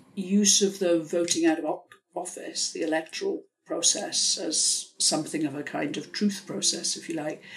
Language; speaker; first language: English; native; English